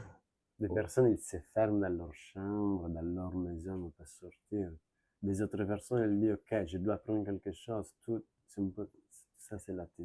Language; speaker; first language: French; non-native, learner; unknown